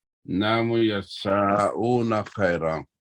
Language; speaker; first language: Arabic; non-native, learner; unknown